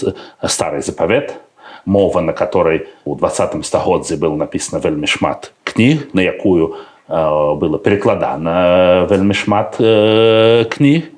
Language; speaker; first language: Belarusian; non-native, fluent; Russian